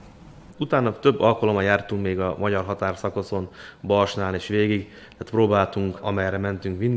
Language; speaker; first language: Hungarian; native; Hungarian